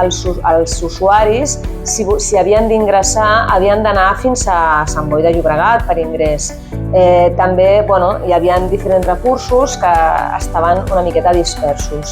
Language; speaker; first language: Catalan; native; Catalan